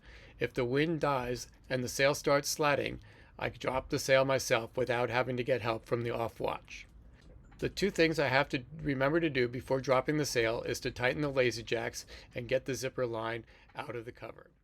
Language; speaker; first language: English; native; English